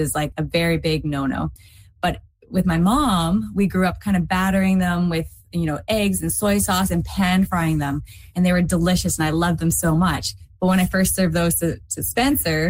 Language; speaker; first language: English; native; English